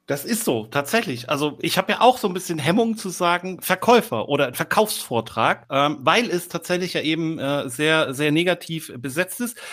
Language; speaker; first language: German; native; German